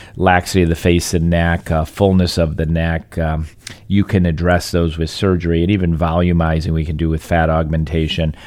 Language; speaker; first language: English; native; English